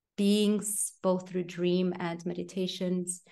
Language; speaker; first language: English; non-native, fluent; Romanian